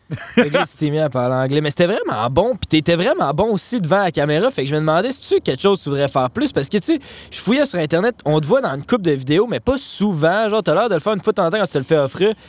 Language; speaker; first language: French; native; French